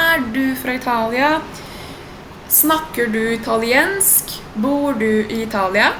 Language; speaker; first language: Norwegian; non-native, fluent; Portuguese